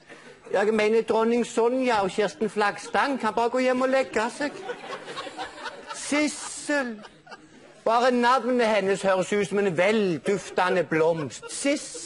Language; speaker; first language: Norwegian; native; Norwegian